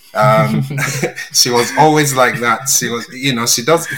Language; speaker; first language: English; non-native, local second language; Yoruba